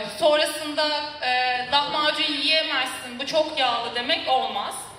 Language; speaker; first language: Turkish; native; Turkish